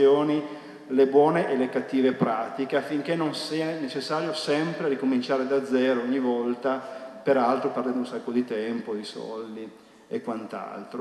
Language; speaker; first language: Italian; native; Italian